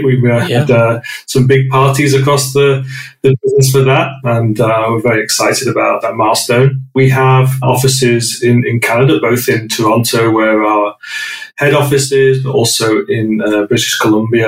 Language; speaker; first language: English; native; English